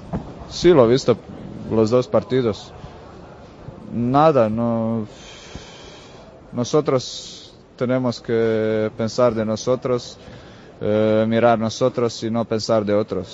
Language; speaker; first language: Spanish; non-native, fluent; Croatian